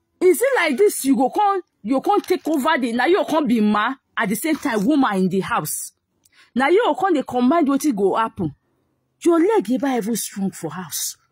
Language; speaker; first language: Nigerian Pidgin; non-native, local second language; Igbo